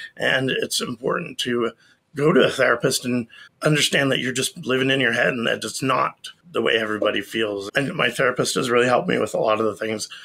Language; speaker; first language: English; native; English